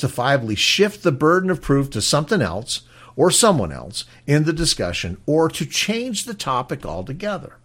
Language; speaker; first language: English; native; English